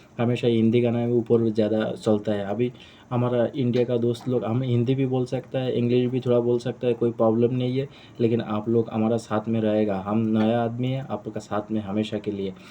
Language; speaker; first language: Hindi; non-native, learner; Bangla